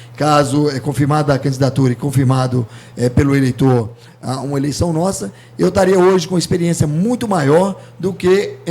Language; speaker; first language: Portuguese; native; Portuguese